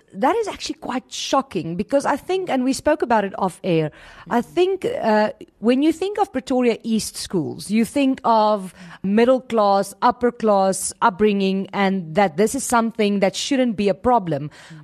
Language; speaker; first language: English; non-native, local second language; Afrikaans